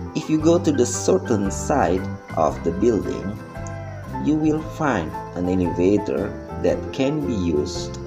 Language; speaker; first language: English; non-native, fluent; Indonesian